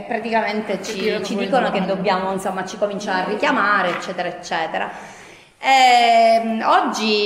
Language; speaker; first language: Italian; native; Italian